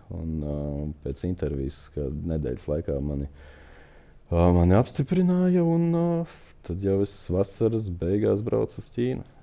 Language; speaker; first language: Latvian; native; Latvian